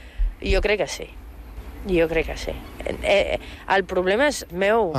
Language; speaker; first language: Catalan; non-native, fluent; Portuguese